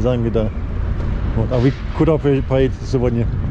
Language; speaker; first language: Russian; non-native, fluent; English